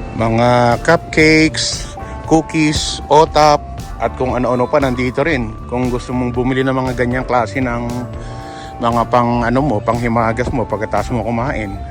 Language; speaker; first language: Filipino; non-native, local second language; Pampanga